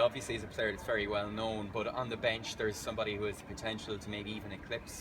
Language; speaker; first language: English; native; English